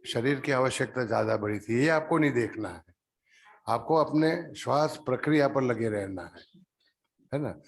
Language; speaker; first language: Hindi; non-native, local second language; Gujarati